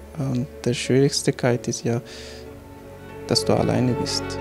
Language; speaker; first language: German; non-native, learner; Persian